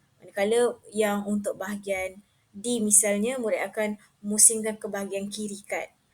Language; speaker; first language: Malay; native; Malay